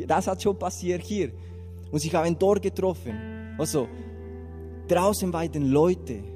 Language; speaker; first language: German; non-native, learner; Spanish